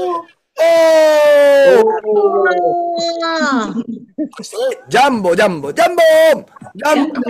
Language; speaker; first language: Japanese; native; Japanese